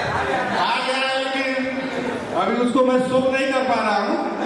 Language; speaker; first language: Hindi; native; Hindi